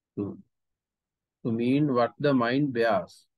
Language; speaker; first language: English; non-native, local second language; Sinhala